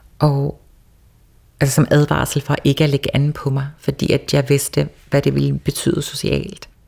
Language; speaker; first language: Danish; early bilingual, other home language; Faroese